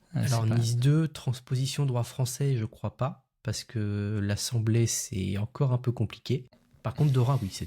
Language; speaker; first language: French; native; French